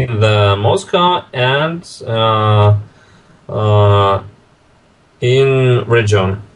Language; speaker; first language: English; non-native, learner; Russian